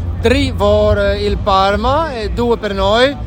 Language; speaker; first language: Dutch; non-native, learner; Italian